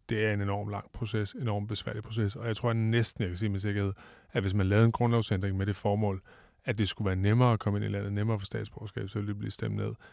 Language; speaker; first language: Danish; native; Danish